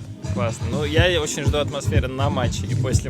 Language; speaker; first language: Russian; native; Russian